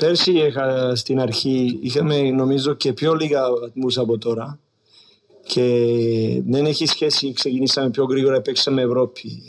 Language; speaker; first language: Greek; non-native, learner; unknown